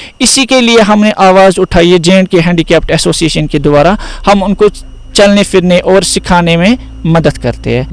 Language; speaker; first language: Urdu; non-native, local second language; Kashmiri